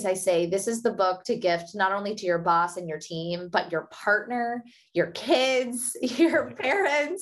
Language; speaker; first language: English; early bilingual, other home language; Hindi